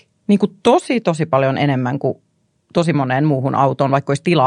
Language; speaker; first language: Finnish; native; Finnish